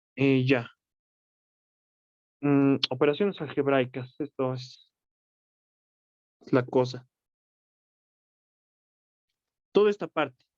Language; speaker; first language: Spanish; native; Spanish